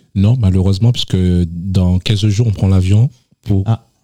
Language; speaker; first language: French; native; French